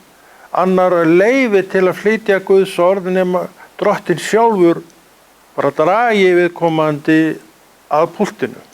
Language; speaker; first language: Icelandic; native; Icelandic